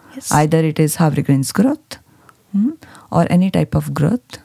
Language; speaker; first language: English; non-native, local second language; Marathi